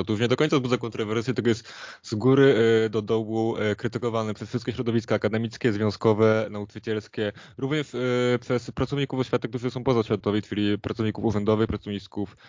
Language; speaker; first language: Polish; native; Polish